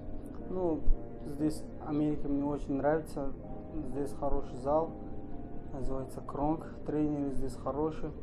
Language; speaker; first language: Russian; non-native, local second language; Uzbek